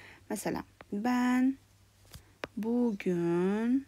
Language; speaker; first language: Turkish; non-native, fluent; Kara-Kalpak